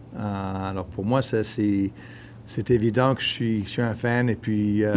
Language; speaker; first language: French; non-native, local second language; English